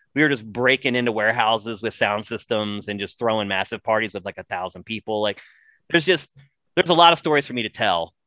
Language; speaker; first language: English; native; English